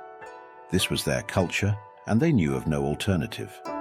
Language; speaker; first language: English; native; English